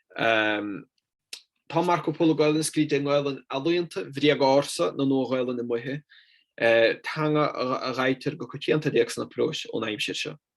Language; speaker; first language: Irish; non-native, fluent; Italian